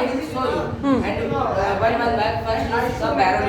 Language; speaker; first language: English; non-native, learner; Hindi